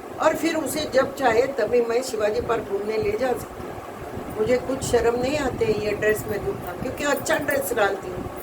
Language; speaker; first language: Hindi; non-native, local second language; Marathi